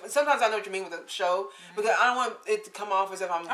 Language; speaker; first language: English; native; English